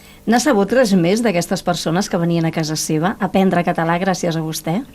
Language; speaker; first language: Catalan; native; Catalan